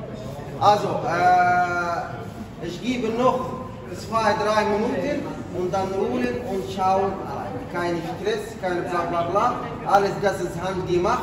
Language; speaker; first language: German; non-native, learner; Arabic